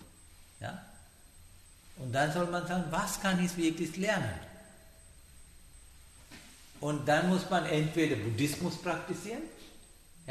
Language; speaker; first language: German; non-native, learner; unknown